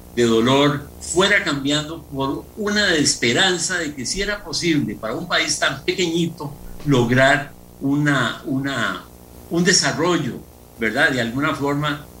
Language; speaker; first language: Spanish; native; Spanish